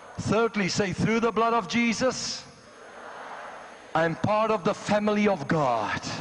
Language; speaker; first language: English; non-native, local second language; Afrikaans